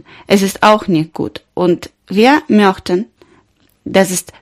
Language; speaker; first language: German; non-native, learner; Ukrainian